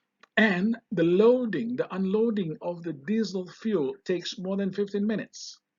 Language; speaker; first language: English; non-native, local second language; Malay